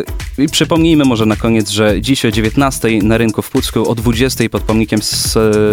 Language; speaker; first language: Polish; native; Polish